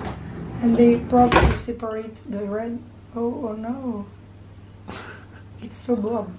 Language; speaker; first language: English; non-native, learner; Italian